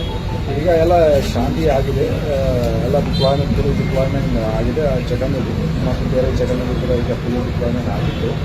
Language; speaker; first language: Kannada; non-native, fluent; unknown